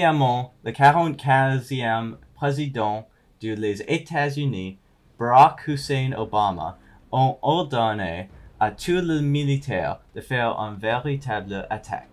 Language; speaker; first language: French; non-native, learner; English